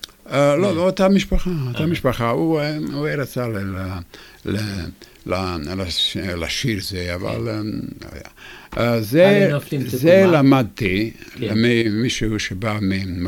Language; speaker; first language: Hebrew; non-native, fluent; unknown